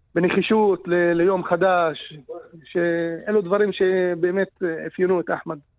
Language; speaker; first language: Hebrew; non-native, local second language; Arabic